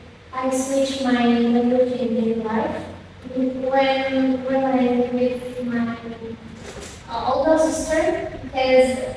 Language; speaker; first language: English; non-native, learner; Indonesian